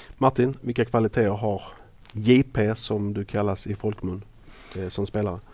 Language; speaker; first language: Swedish; native; Swedish